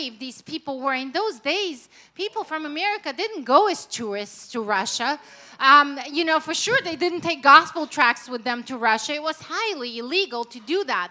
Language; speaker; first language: English; non-native, fluent; Russian